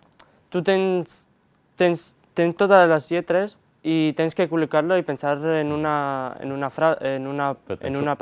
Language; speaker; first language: Catalan; non-native, learner; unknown